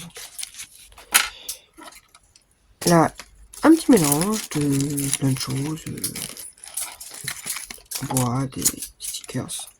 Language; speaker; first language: French; native; French